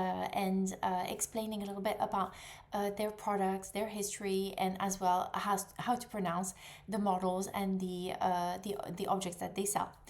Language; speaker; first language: English; non-native, fluent; French